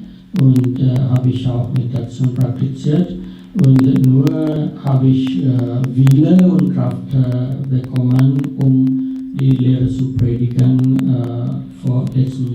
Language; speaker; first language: German; non-native, fluent; Sinhala